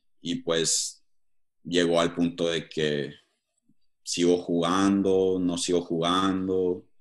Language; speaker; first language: Spanish; early bilingual, heritage; Spanish